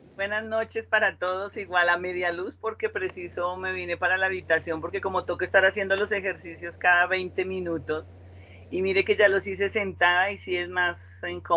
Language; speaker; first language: Spanish; native; Spanish